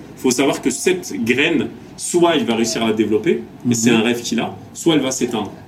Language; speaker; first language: French; native; French